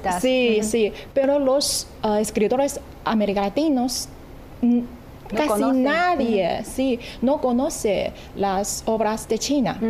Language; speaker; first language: Spanish; non-native, fluent; Chinese